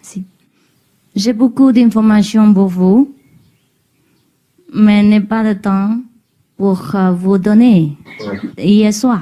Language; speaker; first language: French; non-native, learner; Vietnamese